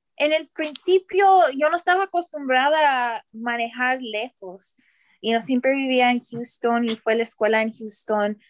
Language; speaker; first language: Spanish; early bilingual, heritage; Spanish